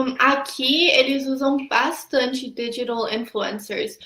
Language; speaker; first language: Portuguese; early bilingual, heritage; Portuguese